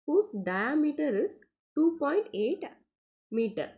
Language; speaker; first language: English; non-native, local second language; Tamil